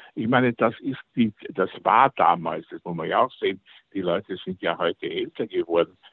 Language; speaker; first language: German; native; German